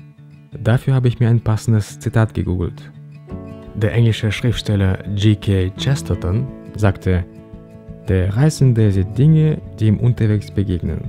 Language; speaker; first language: German; native; German